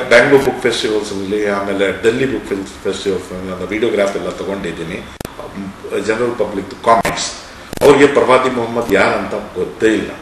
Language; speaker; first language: Kannada; non-native, local second language; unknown